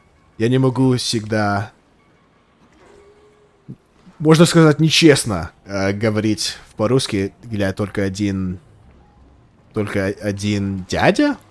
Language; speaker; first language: Russian; non-native, learner; English